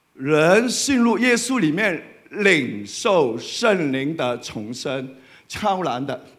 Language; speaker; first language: Chinese; non-native, fluent; Cantonese